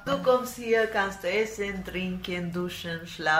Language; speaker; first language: German; non-native, learner; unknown